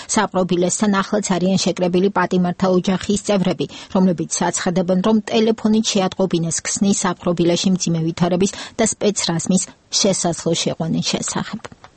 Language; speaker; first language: Georgian; native; Georgian